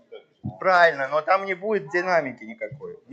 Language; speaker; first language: Russian; native; Russian